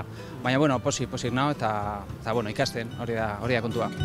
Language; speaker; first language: Basque; non-native, local second language; Spanish